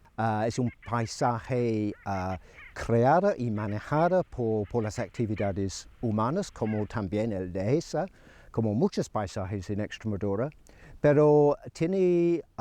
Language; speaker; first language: Spanish; non-native, fluent; English